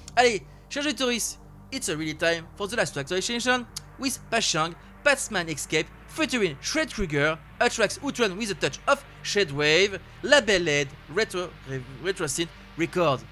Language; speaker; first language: English; non-native, learner; French